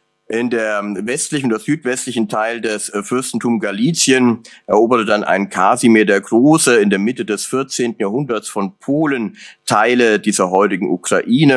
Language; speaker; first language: German; native; German